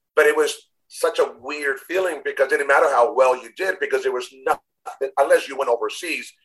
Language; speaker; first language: English; non-native, fluent; Spanish